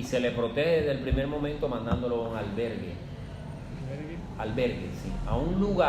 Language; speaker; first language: Spanish; native; Spanish